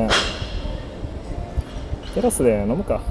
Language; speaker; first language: Japanese; native; Japanese